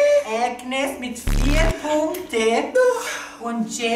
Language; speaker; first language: German; non-native, local second language; Italian